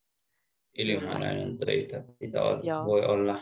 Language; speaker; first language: Finnish; non-native, learner; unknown